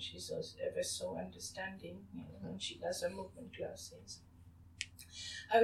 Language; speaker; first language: English; non-native, fluent; French